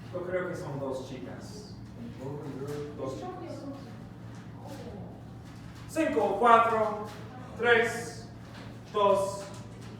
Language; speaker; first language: Spanish; non-native, fluent; English